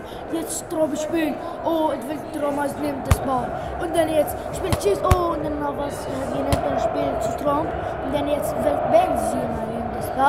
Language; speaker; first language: German; non-native, learner; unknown